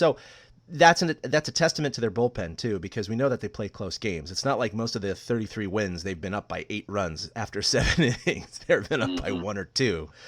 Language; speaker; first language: English; native; English